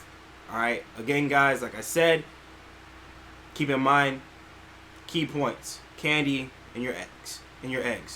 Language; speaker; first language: English; native; English